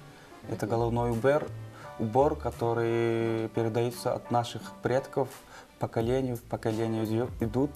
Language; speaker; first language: Russian; non-native, fluent; Turkmen